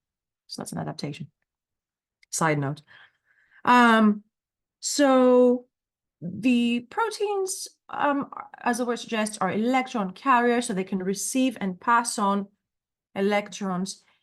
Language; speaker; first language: English; native; English